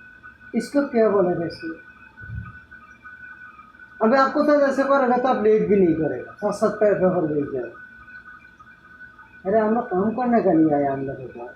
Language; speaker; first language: Hindi; non-native, learner; Bangla